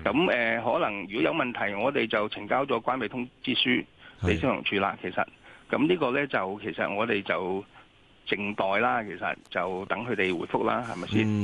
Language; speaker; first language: Cantonese; native; Cantonese